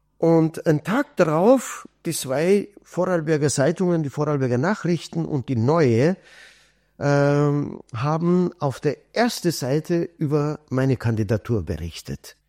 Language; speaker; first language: German; non-native, fluent; Kurdish